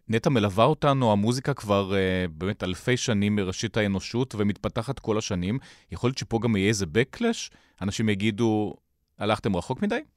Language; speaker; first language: Hebrew; native; Hebrew